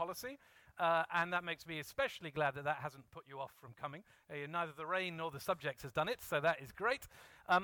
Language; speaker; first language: English; native; English